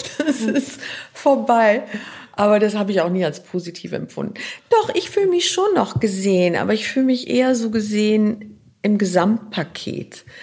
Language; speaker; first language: German; non-native, local second language; French